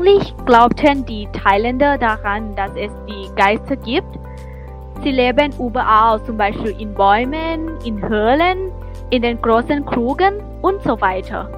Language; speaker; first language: German; non-native, learner; Thai